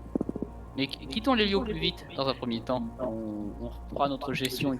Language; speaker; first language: French; native; French